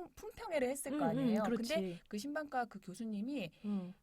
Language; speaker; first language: Korean; native; Korean